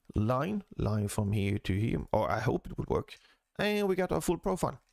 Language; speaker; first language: English; non-native, fluent; Swedish